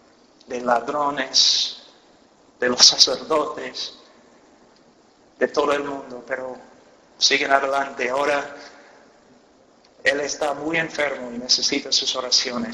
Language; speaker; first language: Spanish; non-native, fluent; English